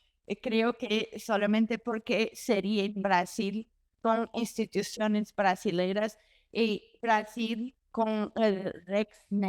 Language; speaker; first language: Spanish; non-native, learner; Portuguese